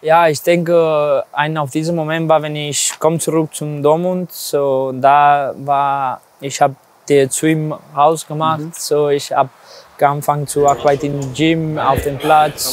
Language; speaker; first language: German; non-native, learner; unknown